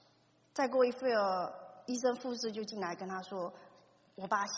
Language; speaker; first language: Chinese; native; Chinese